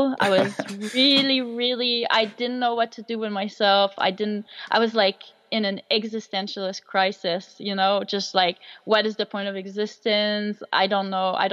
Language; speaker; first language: English; non-native, fluent; French